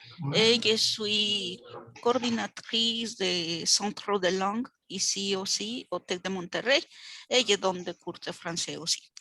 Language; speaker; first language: French; non-native, fluent; Spanish